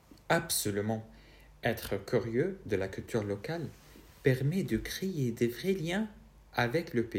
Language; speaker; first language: French; non-native, fluent; Arabic